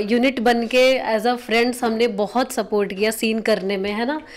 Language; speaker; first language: Hindi; non-native, local second language; Bhojpuri